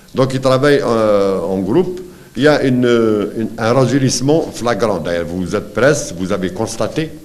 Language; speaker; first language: French; non-native, local second language; Arabic